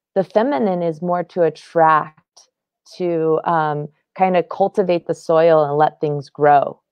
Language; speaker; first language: English; native; English